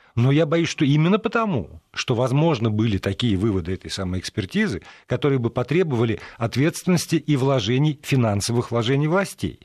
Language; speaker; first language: Russian; native; Russian